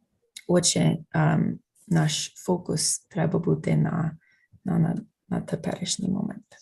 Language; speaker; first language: Ukrainian; non-native, fluent; English